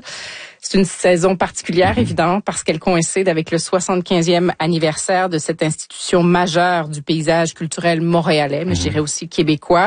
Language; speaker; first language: French; native; French